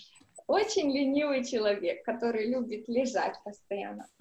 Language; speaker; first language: Russian; native; Russian